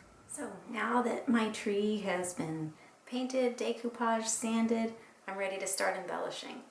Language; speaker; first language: English; native; English